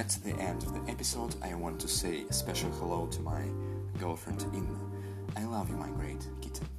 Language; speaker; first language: English; non-native, fluent; Russian